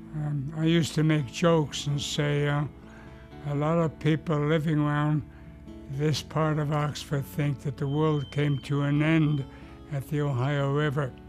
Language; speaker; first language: English; early bilingual, other home language; Luxembourgish